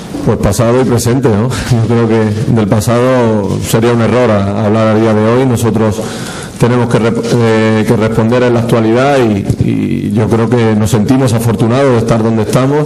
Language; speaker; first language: Spanish; native; Spanish